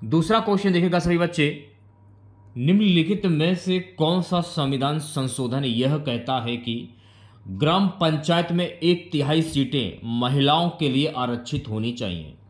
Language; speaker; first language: Hindi; native; Hindi